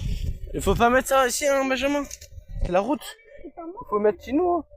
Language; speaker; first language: French; native; French